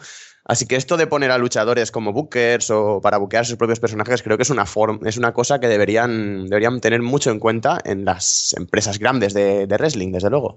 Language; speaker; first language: Spanish; native; Spanish